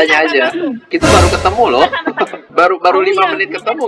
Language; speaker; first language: Indonesian; non-native, fluent; Korean